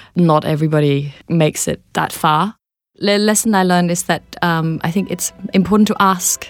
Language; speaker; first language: English; non-native, fluent; Danish